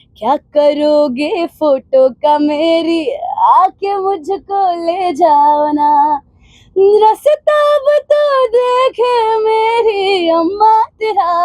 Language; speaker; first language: Hindi; non-native, local second language; Punjabi